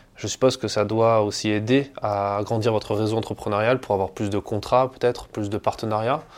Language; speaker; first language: French; native; French